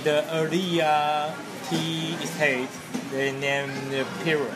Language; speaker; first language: English; non-native, learner; Chinese